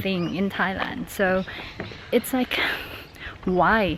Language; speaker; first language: English; non-native, fluent; Thai